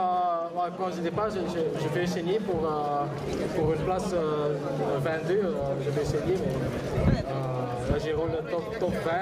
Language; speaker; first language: French; non-native, local second language; Dutch